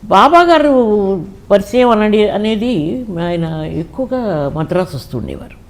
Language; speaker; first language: Telugu; native; Telugu